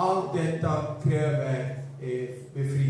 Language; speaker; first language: Swedish; non-native, fluent; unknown